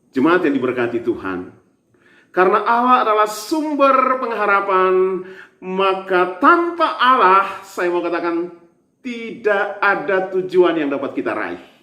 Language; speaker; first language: Indonesian; native; Indonesian